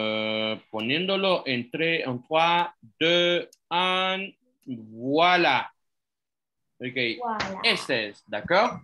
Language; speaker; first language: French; non-native, fluent; Spanish